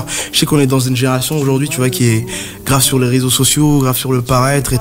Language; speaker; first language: French; native; French